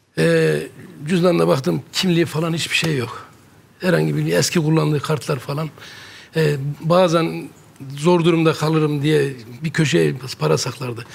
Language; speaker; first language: Turkish; native; Turkish